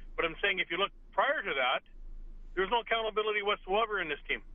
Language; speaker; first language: English; native; English